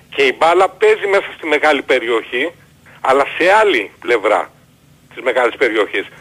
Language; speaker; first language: Greek; native; Greek